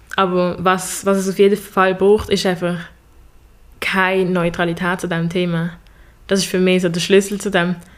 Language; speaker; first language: German; native; German